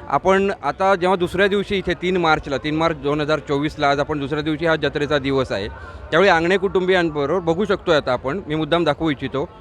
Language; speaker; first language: Marathi; native; Marathi